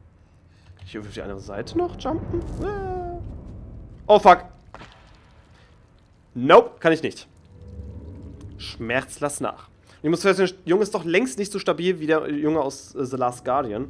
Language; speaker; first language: German; native; German